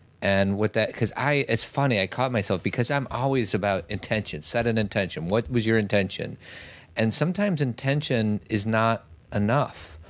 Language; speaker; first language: English; native; English